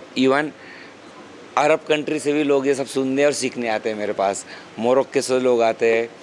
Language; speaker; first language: Hindi; non-native, local second language; Marathi